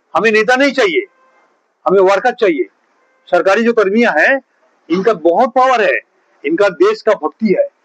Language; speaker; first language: Hindi; non-native, local second language; Bangla